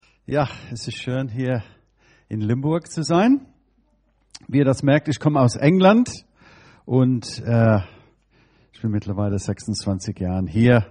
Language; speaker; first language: German; non-native, fluent; English